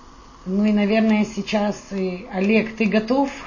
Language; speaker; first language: Russian; native; Russian